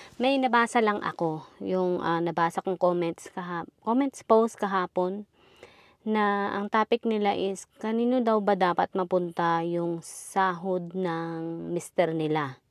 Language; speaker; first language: Filipino; native; Filipino